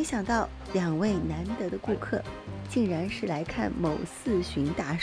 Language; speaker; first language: Chinese; native; Chinese